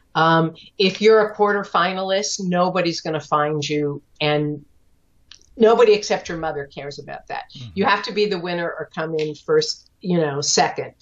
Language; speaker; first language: English; native; English